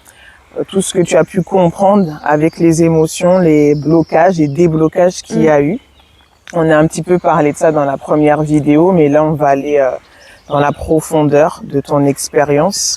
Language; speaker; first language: French; native; French